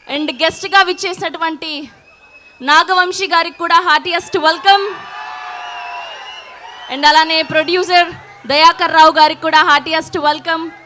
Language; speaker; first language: Telugu; native; Telugu